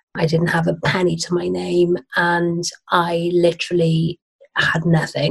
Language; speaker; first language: English; native; English